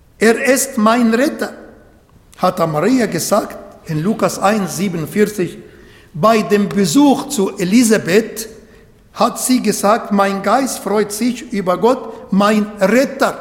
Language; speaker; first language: German; non-native, fluent; Arabic